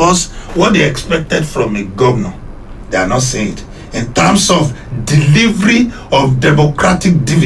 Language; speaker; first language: English; non-native, local second language; Yoruba